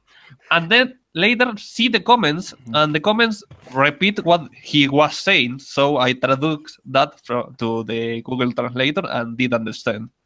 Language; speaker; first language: English; non-native, learner; Spanish